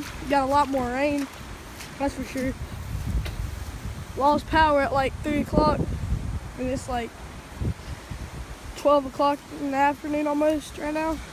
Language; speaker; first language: English; native; English